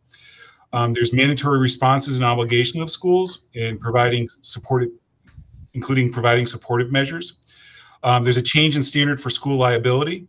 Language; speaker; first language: English; native; English